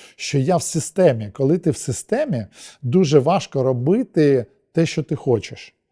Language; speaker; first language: Ukrainian; non-native, local second language; Russian